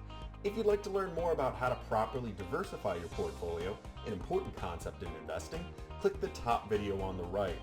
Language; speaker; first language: English; native; English